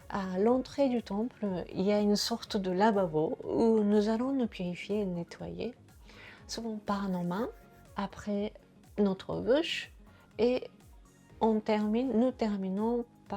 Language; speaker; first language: French; non-native, fluent; Japanese